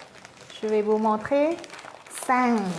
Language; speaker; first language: French; non-native, learner; Thai